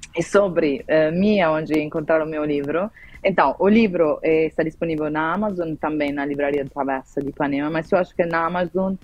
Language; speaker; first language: Portuguese; non-native, fluent; Italian